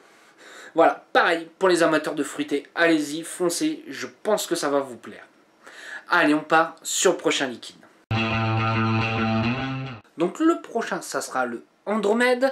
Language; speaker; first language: French; native; French